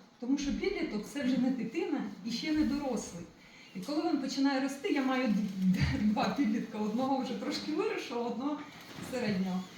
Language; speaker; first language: Ukrainian; non-native, local second language; Russian